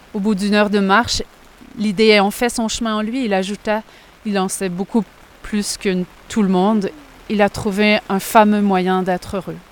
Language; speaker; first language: French; native; French